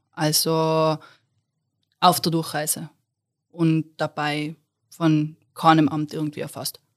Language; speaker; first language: German; native; German